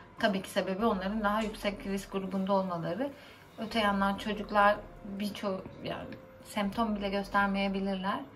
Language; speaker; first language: Turkish; native; Turkish